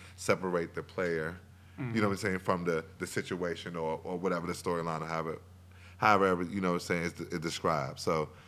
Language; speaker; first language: English; native; English